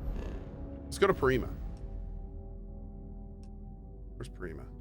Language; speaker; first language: English; native; English